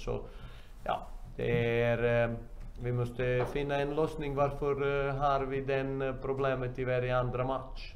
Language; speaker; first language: Swedish; non-native, fluent; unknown